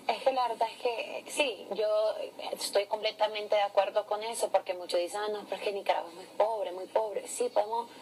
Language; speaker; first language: Spanish; early bilingual, heritage; English